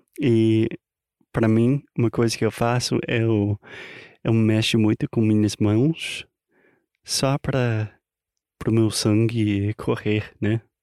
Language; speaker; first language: Portuguese; non-native, fluent; English